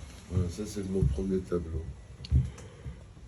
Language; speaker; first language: French; non-native, fluent; Georgian